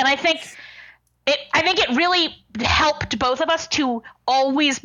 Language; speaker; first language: English; native; English